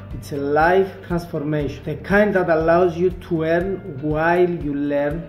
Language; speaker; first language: English; non-native, fluent; Greek